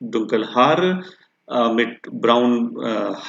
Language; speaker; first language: German; non-native, fluent; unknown